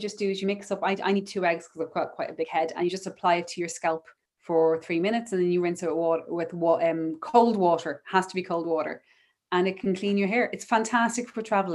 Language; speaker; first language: English; native; English